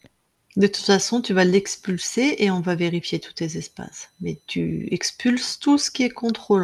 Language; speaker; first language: French; native; French